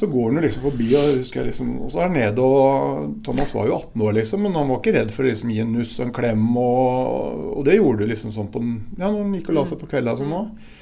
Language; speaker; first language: Norwegian; native; Norwegian